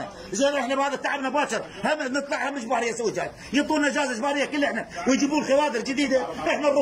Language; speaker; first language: Arabic; native; Arabic